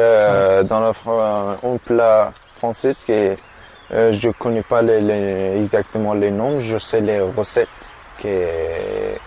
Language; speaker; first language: French; non-native, learner; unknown